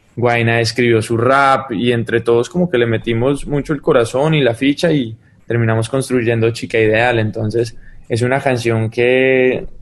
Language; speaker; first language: Spanish; early bilingual, heritage; Spanish